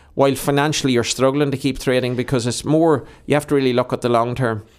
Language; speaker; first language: English; native; English